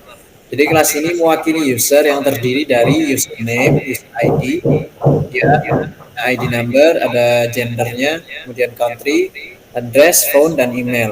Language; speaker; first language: Indonesian; native; Indonesian